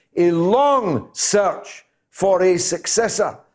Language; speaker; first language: English; native; English